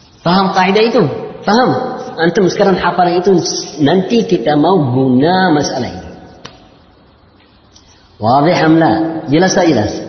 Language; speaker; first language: Indonesian; non-native, learner; Arabic